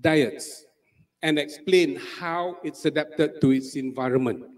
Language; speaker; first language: English; non-native, local second language; Malay